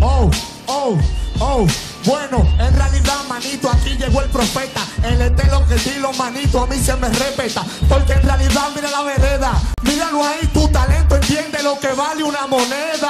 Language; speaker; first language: Spanish; native; Spanish